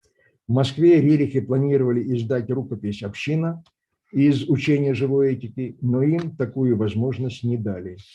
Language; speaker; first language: Russian; native; Russian